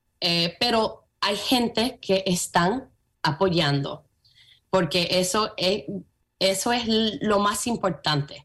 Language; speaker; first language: Spanish; early bilingual, heritage; Spanish